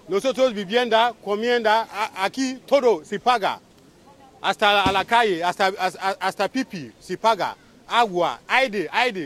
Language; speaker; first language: Spanish; non-native, learner; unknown